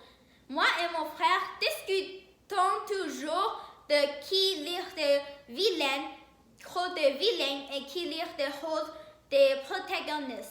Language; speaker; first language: French; non-native, learner; Chinese